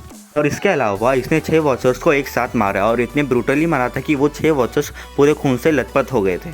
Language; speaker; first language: Hindi; native; Hindi